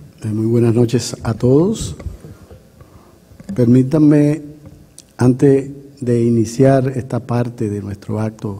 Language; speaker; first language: Spanish; native; Spanish